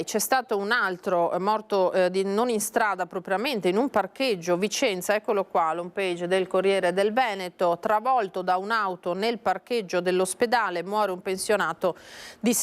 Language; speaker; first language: Italian; native; Italian